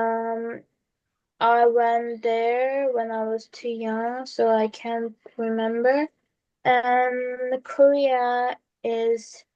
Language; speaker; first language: English; non-native, learner; Korean